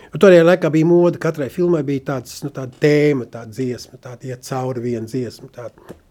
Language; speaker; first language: Latvian; native; Latvian